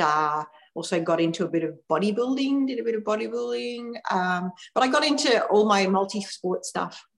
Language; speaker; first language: English; native; English